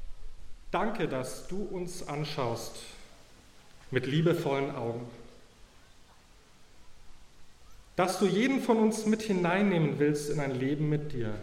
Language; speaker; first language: German; native; German